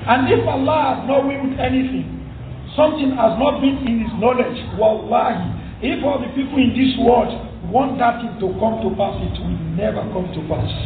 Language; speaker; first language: English; non-native, local second language; Yoruba